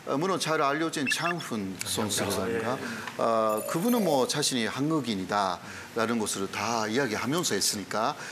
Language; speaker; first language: Korean; non-native, fluent; Japanese